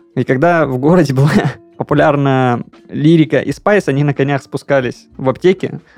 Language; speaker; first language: Russian; native; Russian